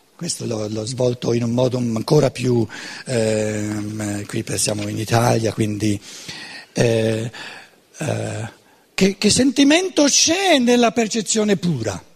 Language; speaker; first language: Italian; non-native, fluent; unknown